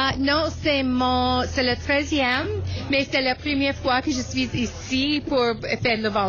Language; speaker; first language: French; non-native, local second language; English